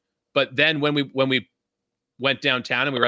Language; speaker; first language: English; native; English